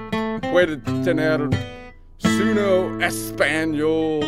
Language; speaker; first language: Spanish; non-native, learner; English